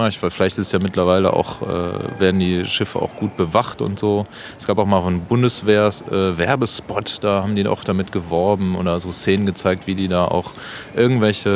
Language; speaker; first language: German; native; German